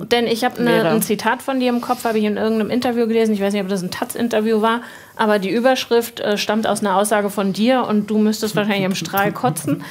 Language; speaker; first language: German; native; German